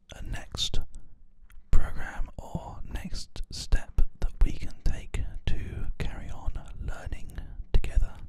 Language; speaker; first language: English; native; English